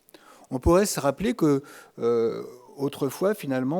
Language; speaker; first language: French; native; French